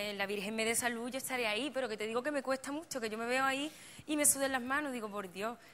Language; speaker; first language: Spanish; native; Spanish